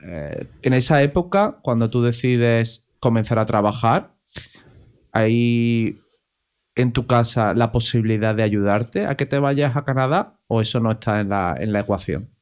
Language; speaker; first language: Spanish; native; Spanish